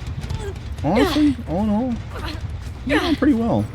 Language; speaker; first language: English; native; English